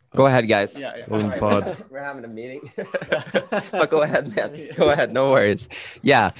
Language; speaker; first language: English; non-native, fluent; Swedish